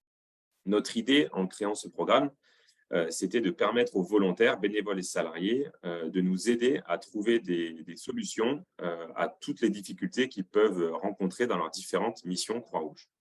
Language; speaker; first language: French; native; French